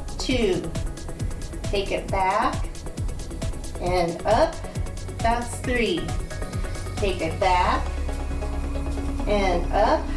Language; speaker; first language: English; native; English